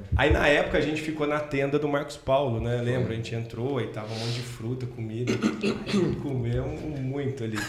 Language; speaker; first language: Portuguese; native; Portuguese